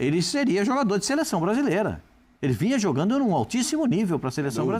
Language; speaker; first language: Portuguese; native; Portuguese